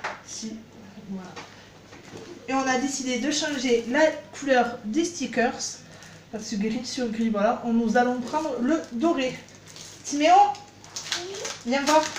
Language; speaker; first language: French; native; French